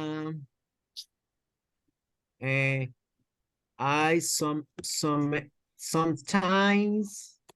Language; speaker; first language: English; non-native, learner; Spanish